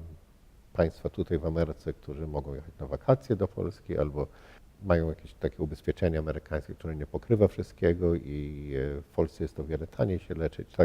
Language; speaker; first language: Polish; early bilingual, heritage; Polish